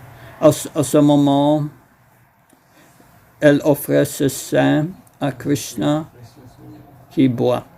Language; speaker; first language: French; non-native, fluent; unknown